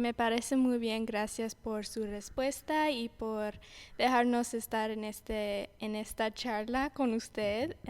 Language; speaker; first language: Spanish; early bilingual, heritage; Spanish